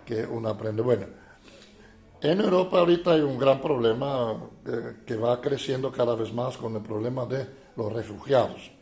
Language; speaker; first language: Spanish; non-native, fluent; Dutch